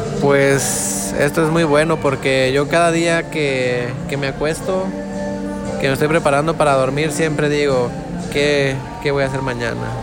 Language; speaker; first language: Spanish; native; Spanish